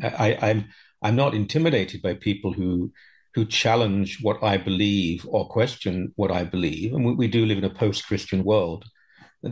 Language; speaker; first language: English; native; English